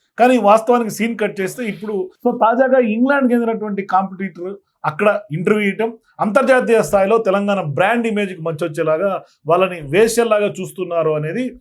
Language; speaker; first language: Telugu; native; Telugu